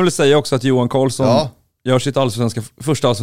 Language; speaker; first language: Swedish; native; Swedish